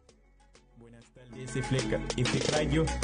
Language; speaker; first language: Spanish; non-native, learner; Haitian Creole